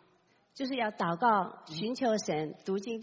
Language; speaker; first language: Chinese; native; Chinese